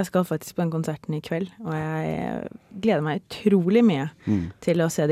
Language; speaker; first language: Norwegian; native; Norwegian